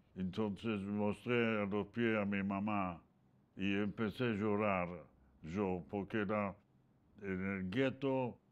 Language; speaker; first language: Spanish; non-native, fluent; Polish